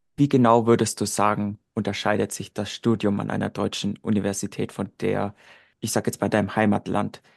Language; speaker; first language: German; native; German